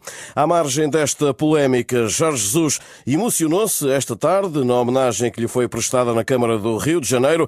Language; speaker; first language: Portuguese; native; Portuguese